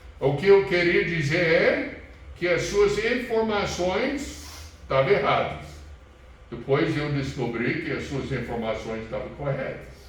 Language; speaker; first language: Portuguese; non-native, fluent; English